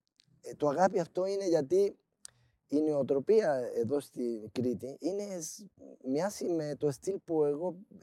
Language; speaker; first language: Greek; non-native, fluent; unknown